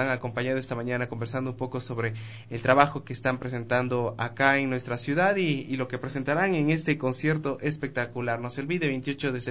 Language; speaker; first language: Spanish; native; Spanish